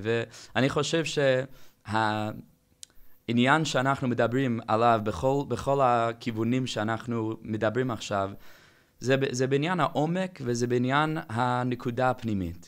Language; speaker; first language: Hebrew; non-native, fluent; English